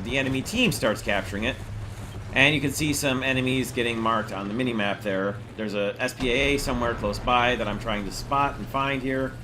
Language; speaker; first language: English; native; English